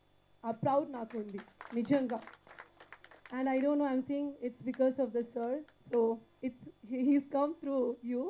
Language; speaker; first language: Telugu; non-native, learner; Malayalam